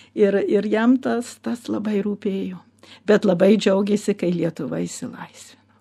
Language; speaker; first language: Lithuanian; early bilingual, heritage; Lithuanian